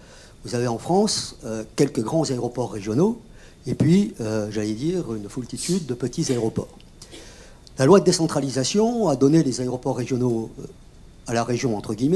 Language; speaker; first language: French; native; French